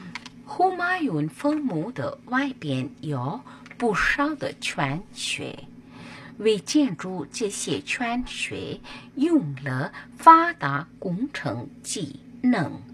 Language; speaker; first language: Chinese; non-native, fluent; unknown